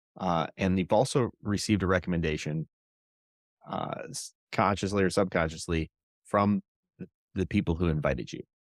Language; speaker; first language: English; native; English